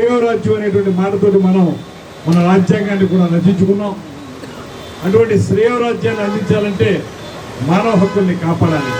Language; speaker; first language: Telugu; native; Telugu